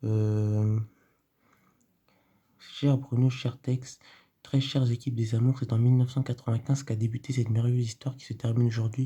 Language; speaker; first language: French; native; French